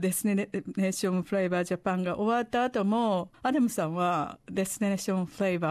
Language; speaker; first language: Japanese; native; Japanese